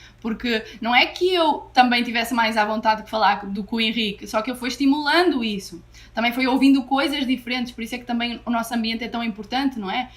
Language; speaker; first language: Portuguese; native; Portuguese